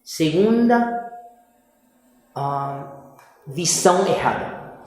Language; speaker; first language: Portuguese; non-native, fluent; Spanish